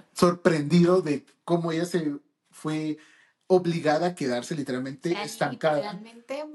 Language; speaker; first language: Spanish; early bilingual, heritage; Spanish